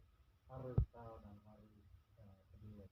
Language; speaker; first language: Indonesian; non-native, fluent; English